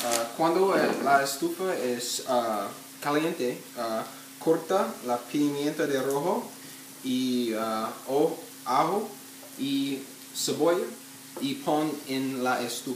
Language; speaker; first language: Spanish; non-native, learner; English